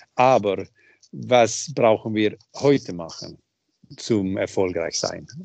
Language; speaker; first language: German; non-native, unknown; Swedish